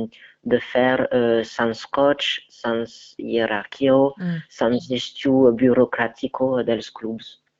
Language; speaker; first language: Catalan; non-native, learner; French